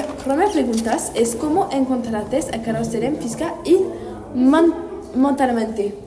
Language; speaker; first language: Spanish; non-native, learner; French